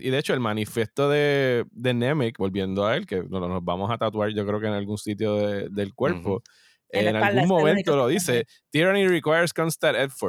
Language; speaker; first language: Spanish; native; Spanish